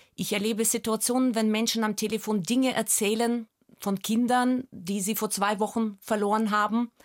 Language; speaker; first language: German; non-native, fluent; Russian